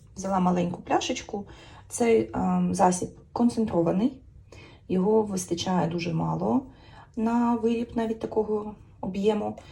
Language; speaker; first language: Ukrainian; native; Ukrainian